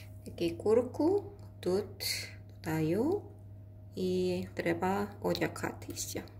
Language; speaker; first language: Ukrainian; non-native, learner; Korean